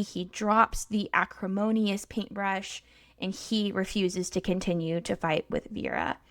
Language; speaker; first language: English; native; English